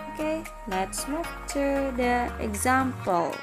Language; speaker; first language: English; non-native, fluent; Indonesian